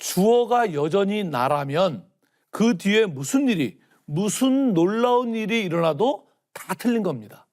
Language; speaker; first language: Korean; native; Korean